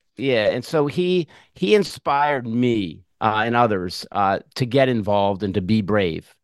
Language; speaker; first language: English; native; English